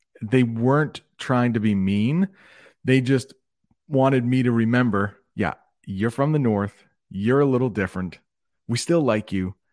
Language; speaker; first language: English; native; English